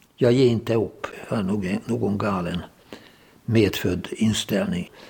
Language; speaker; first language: Swedish; non-native, fluent; Hungarian